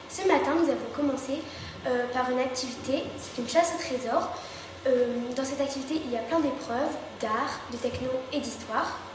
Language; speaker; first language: French; native; French